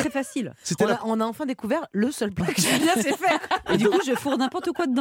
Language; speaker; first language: French; native; French